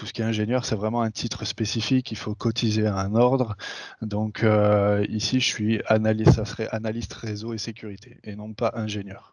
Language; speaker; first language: French; native; French